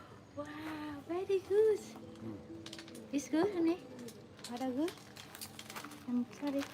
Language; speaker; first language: English; non-native, learner; Vietnamese